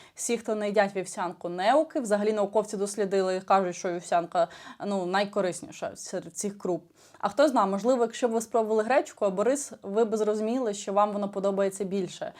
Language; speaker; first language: Ukrainian; non-native, local second language; Russian